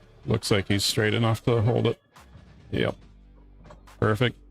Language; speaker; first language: English; native; English